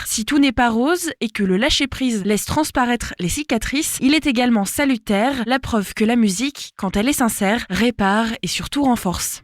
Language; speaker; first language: French; native; French